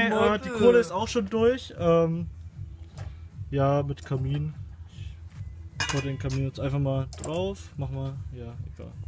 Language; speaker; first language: German; native; German